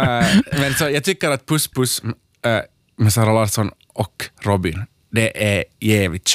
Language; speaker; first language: Swedish; native; Swedish